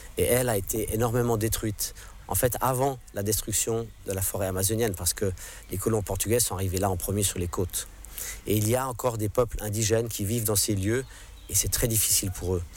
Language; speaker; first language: French; non-native, local second language; English